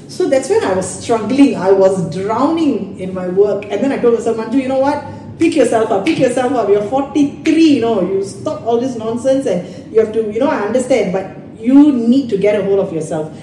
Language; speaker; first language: English; non-native, local second language; Tamil